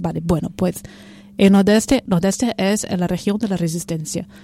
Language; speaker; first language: Spanish; non-native, fluent; Portuguese